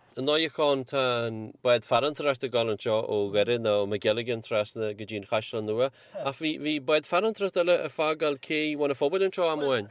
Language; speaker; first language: Irish; native; Irish